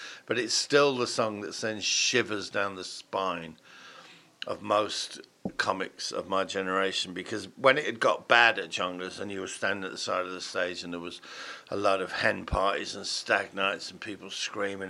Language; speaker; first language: English; native; English